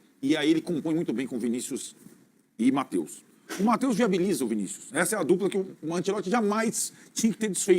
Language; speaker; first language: Portuguese; native; Portuguese